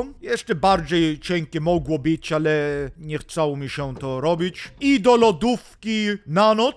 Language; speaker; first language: Polish; non-native, learner; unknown